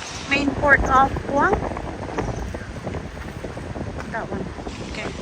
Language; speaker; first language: English; non-native, local second language; Filipino